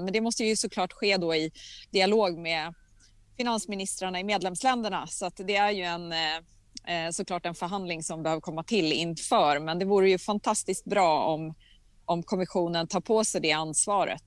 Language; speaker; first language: Swedish; native; Swedish